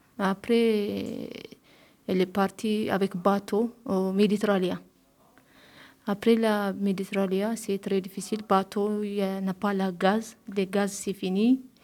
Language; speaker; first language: French; non-native, learner; Tigrinya